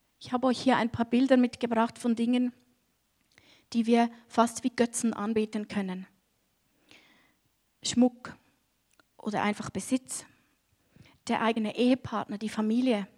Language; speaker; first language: German; native; German